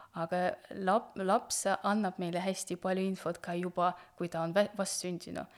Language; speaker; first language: Estonian; non-native, local second language; Russian